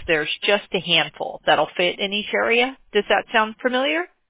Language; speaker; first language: English; native; English